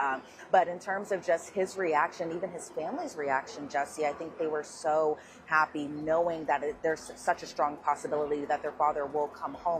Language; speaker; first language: English; native; English